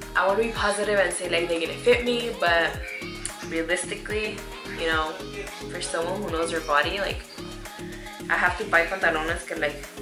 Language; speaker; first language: English; early bilingual, other home language; Spanish